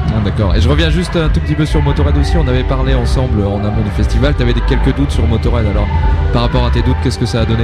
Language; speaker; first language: French; native; French